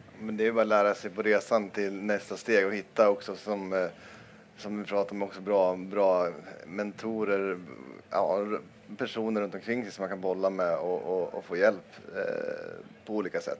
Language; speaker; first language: Swedish; native; Swedish